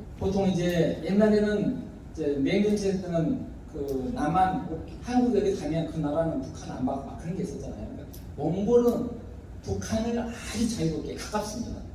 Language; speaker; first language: Korean; native; Korean